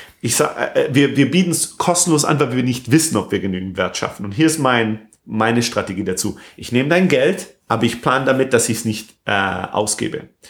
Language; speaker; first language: German; non-native, fluent; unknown